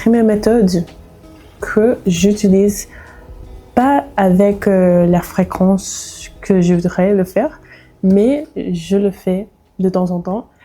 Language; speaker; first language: French; non-native, fluent; English